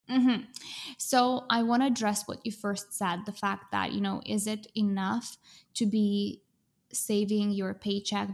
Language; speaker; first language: English; non-native, fluent; Russian